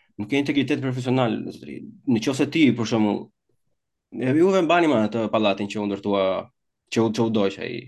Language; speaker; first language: Albanian; native; Albanian